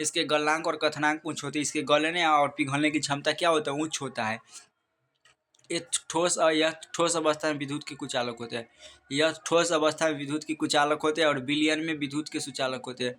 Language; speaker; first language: Hindi; native; Hindi